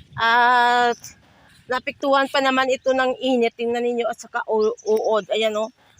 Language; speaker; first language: Filipino; non-native, local second language; Hiligaynon